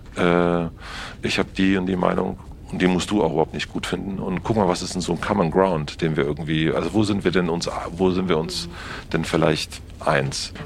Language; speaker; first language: German; native; German